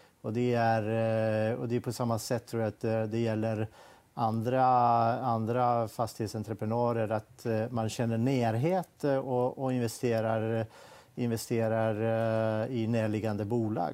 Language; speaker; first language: Swedish; non-native, fluent; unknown